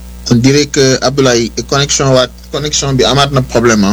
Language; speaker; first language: French; non-native, local second language; Wolof